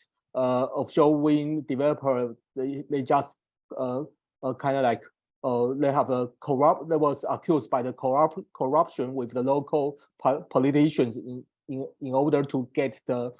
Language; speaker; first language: English; non-native, fluent; Chinese